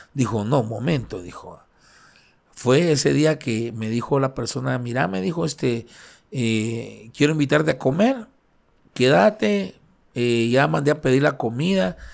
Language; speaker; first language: Spanish; native; Spanish